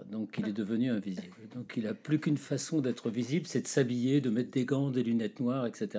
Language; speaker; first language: French; native; French